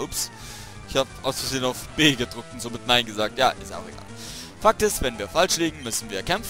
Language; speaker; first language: German; native; German